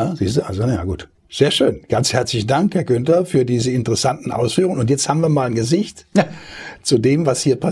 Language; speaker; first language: German; native; German